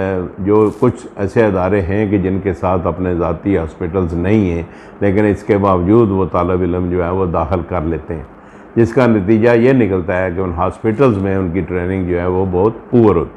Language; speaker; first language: Hindi; non-native, local second language; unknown